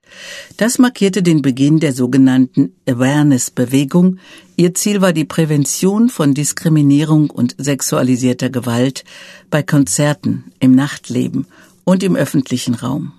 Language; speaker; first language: German; native; German